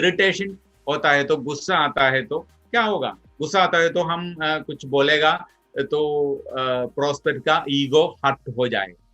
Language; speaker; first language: Hindi; non-native, local second language; Malayalam